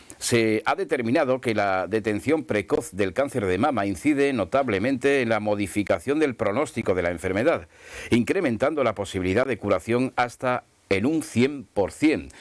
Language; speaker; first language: Spanish; native; Spanish